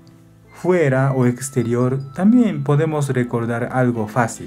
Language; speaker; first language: Spanish; non-native, fluent; Japanese